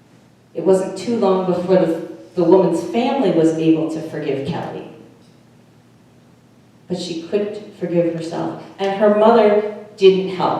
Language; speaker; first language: English; native; English